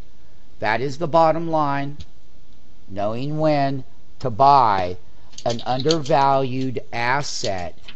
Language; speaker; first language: English; native; English